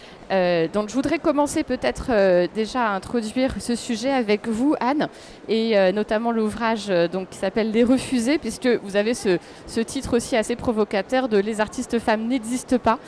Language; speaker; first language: French; native; French